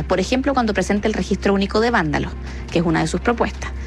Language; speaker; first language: Spanish; native; Spanish